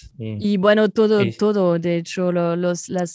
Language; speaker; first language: Spanish; non-native, fluent; French